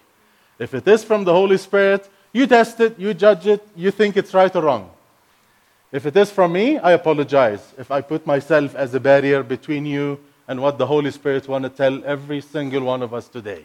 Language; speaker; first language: English; non-native, fluent; Arabic